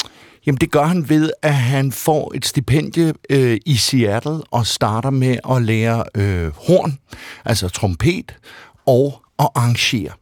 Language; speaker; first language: Danish; native; Danish